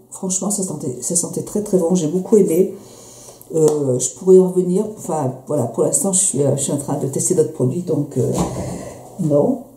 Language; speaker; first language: French; native; French